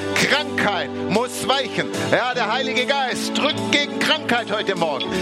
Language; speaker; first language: German; native; German